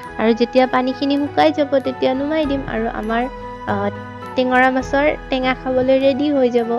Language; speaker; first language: Assamese; native; Assamese